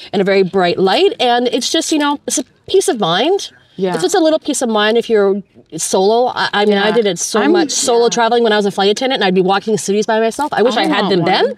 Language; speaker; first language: English; native; English